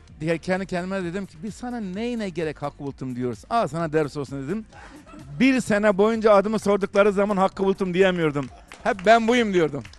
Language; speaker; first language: Turkish; native; Turkish